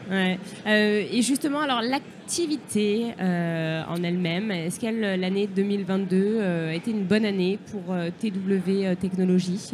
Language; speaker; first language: French; native; French